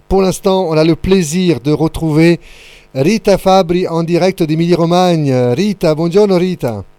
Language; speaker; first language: French; native; French